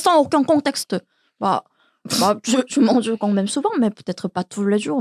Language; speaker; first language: French; non-native, learner; Korean